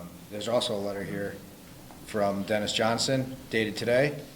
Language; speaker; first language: English; native; English